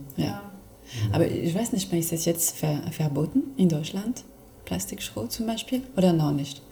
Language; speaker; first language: German; non-native, fluent; French